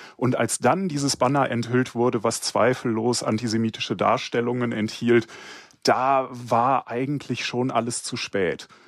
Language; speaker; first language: German; native; German